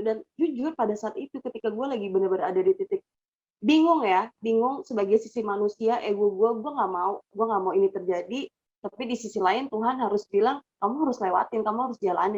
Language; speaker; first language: Indonesian; native; Indonesian